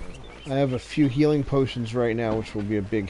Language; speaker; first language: English; native; English